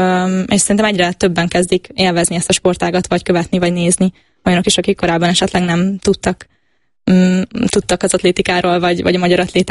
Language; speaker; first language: Hungarian; native; Hungarian